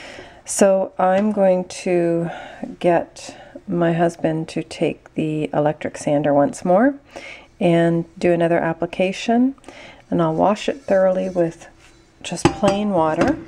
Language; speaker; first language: English; native; English